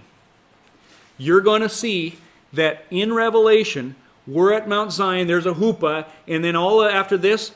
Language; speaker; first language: English; native; English